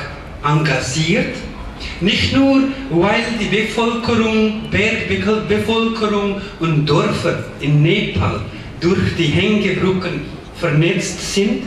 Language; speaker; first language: German; non-native, fluent; Nepali